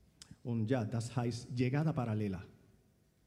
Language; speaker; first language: German; non-native, fluent; Spanish